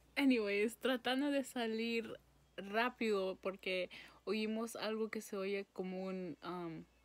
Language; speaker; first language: Spanish; early bilingual, heritage; Spanish